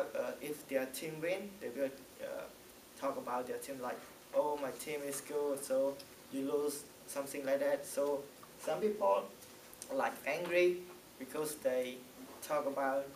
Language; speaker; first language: English; non-native, learner; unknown